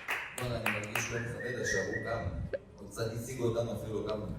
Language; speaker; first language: Hebrew; native; Hebrew